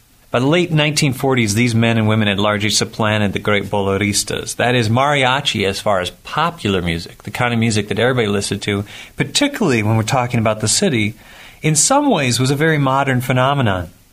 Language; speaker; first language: English; native; English